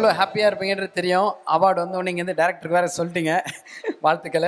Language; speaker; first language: Tamil; native; Tamil